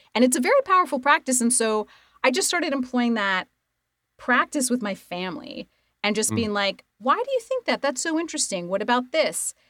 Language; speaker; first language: English; native; English